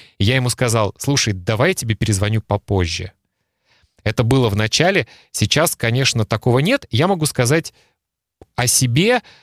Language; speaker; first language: Russian; native; Russian